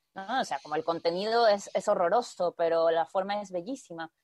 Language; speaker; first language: Spanish; native; Spanish